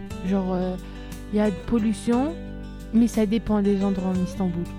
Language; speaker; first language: French; early bilingual, other home language; Turkish